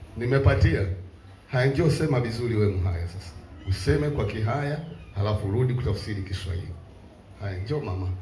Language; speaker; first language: Swahili; native; Swahili